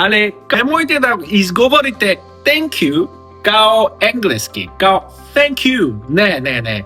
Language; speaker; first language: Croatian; non-native, fluent; Korean